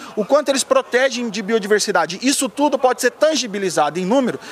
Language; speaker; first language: Portuguese; native; Portuguese